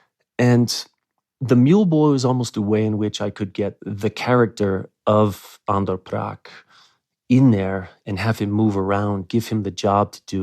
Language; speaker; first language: English; native; English